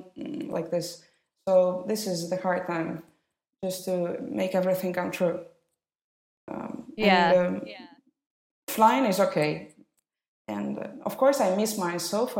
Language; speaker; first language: English; non-native, fluent; Russian